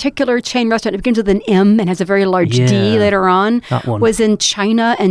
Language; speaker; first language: English; native; English